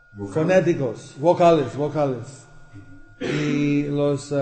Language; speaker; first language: Spanish; non-native, fluent; English